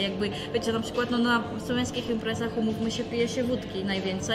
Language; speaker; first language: Polish; non-native, fluent; Georgian